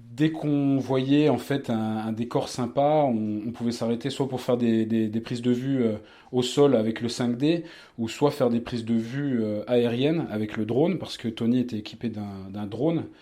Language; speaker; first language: French; native; French